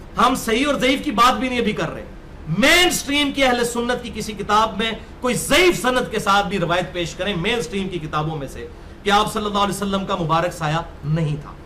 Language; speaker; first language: Urdu; non-native, local second language; Punjabi